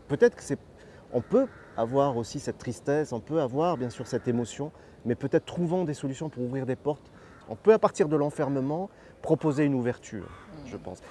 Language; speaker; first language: French; non-native, local second language; Arabic